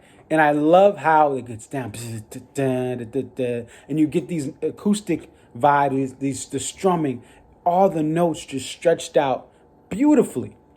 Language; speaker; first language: English; native; English